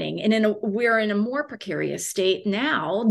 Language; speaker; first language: English; native; English